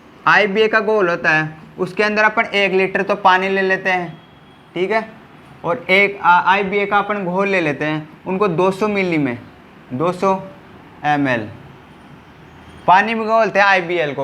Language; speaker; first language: Hindi; native; Hindi